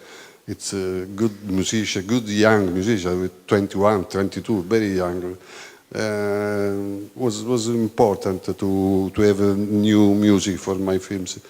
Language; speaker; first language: English; non-native, learner; Italian